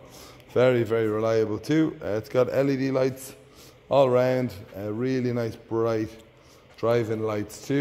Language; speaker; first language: English; native; English